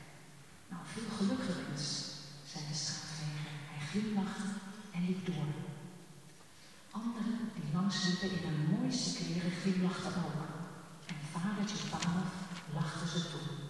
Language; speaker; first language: Dutch; native; Dutch